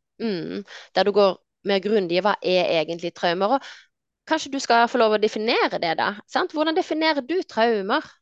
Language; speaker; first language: Norwegian; native; Norwegian